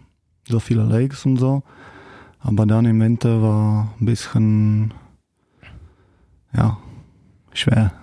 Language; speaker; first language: German; non-native, fluent; Czech